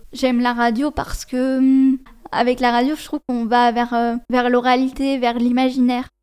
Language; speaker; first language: French; native; French